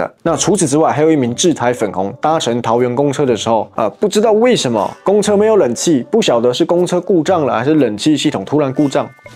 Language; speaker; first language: Chinese; native; Chinese